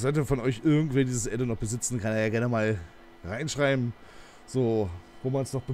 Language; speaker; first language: German; native; German